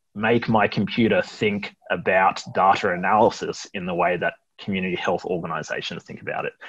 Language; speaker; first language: English; native; English